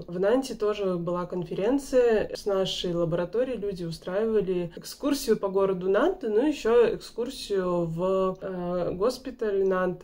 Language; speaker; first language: Russian; native; Russian